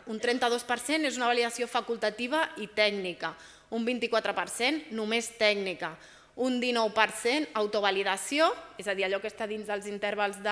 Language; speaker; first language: Catalan; native; Catalan